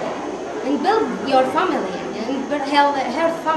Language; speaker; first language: English; non-native, learner; Arabic